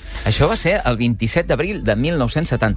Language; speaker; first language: Catalan; native; Catalan